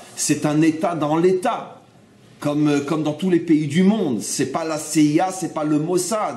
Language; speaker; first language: French; native; French